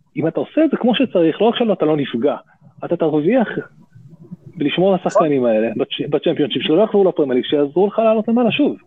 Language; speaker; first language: Hebrew; native; Hebrew